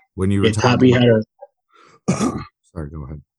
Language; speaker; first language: English; native; English